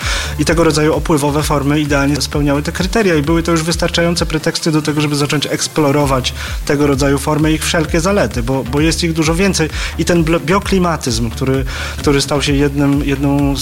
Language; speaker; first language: Polish; native; Polish